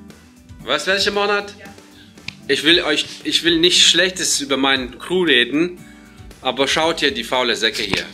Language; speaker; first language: German; non-native, fluent; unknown